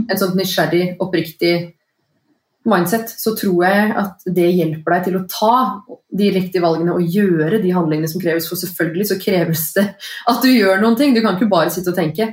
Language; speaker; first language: Norwegian; native; Norwegian